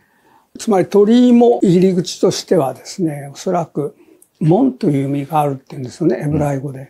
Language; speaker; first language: Japanese; native; Japanese